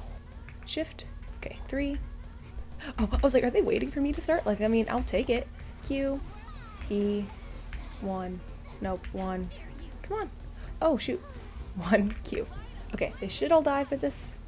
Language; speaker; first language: English; native; English